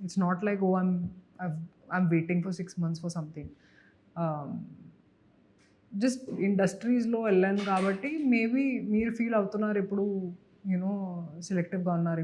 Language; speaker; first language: Telugu; non-native, local second language; Hindi